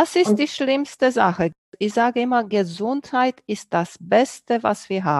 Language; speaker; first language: German; non-native, fluent; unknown